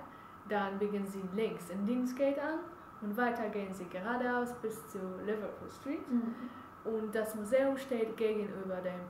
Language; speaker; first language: German; non-native, learner; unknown